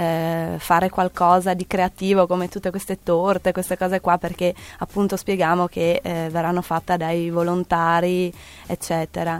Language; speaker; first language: Italian; native; Italian